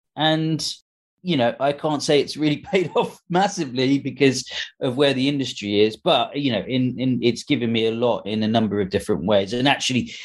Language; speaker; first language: English; early bilingual, other home language; Hindi